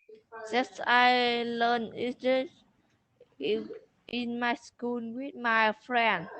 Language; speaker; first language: English; non-native, learner; Vietnamese